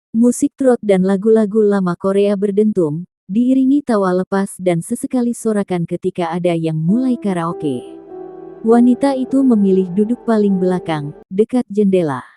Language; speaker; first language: Indonesian; native; Indonesian